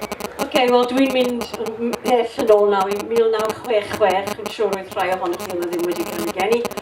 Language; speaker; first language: Welsh; non-native, local second language; English